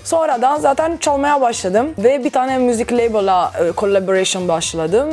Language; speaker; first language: Turkish; non-native, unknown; Italian